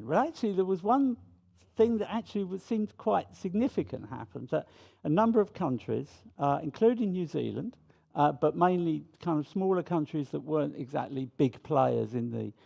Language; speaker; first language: English; native; English